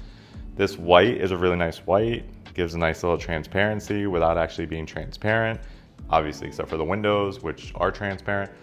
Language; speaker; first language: English; native; English